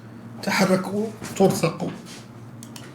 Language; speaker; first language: Arabic; native; Arabic